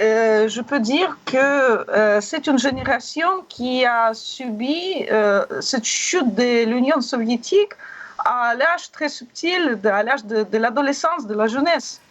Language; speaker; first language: French; non-native, learner; Russian